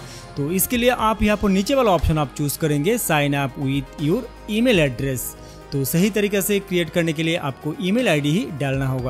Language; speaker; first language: Hindi; non-native, local second language; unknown